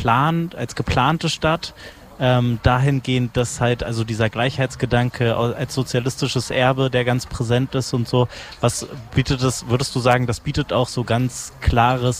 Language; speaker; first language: German; native; German